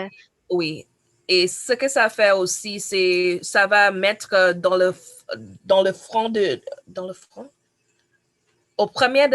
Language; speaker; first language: French; non-native, fluent; English